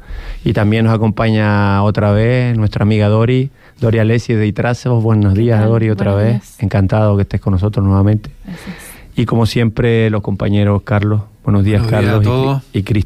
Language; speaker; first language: Spanish; native; Spanish